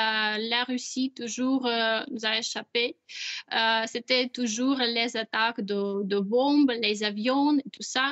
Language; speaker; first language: French; non-native, fluent; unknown